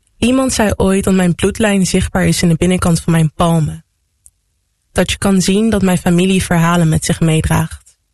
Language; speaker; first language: Dutch; native; Dutch